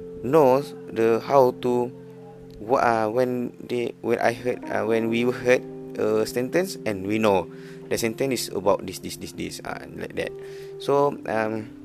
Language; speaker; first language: English; non-native, learner; Malay